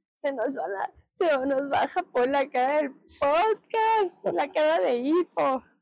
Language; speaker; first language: Spanish; native; Spanish